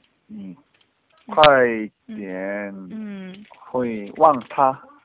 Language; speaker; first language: Chinese; non-native, learner; Korean